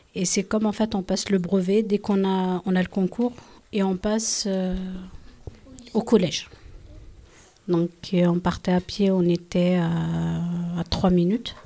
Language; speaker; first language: French; early bilingual, other home language; Kabyle